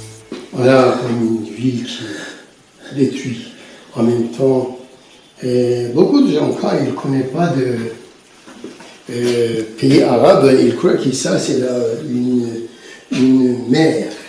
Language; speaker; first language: French; non-native, fluent; Turkish